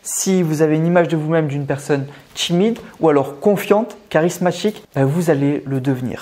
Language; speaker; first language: French; native; French